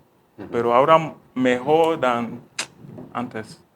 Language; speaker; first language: Spanish; non-native, learner; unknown